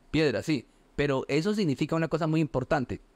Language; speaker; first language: Spanish; native; Spanish